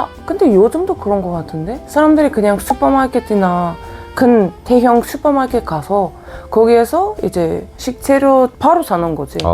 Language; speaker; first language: Korean; non-native, fluent; Bulgarian